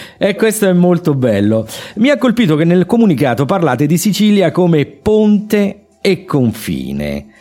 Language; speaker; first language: Italian; native; Italian